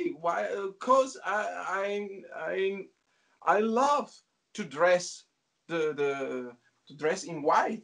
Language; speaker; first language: English; non-native, learner; Italian